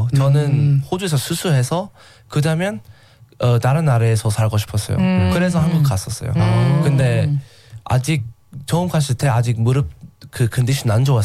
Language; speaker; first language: Korean; non-native, learner; English